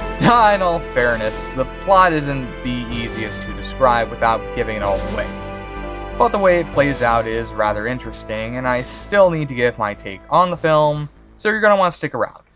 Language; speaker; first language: English; native; English